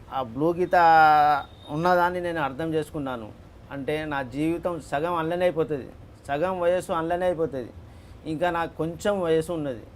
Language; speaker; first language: Telugu; non-native, local second language; Urdu